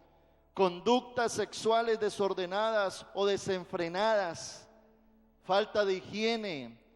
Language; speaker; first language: Spanish; native; Spanish